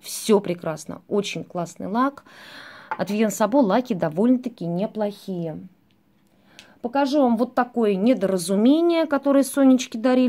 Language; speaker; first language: Russian; native; Russian